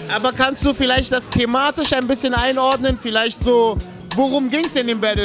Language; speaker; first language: German; native; German